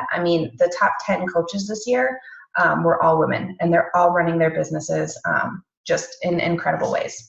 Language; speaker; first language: English; native; English